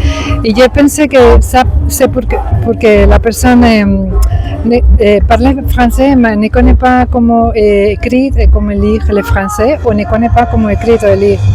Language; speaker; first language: French; non-native, learner; Spanish